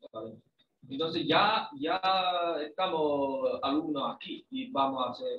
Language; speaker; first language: Spanish; non-native, fluent; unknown